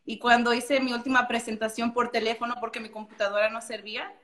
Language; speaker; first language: Spanish; early bilingual, heritage; Spanish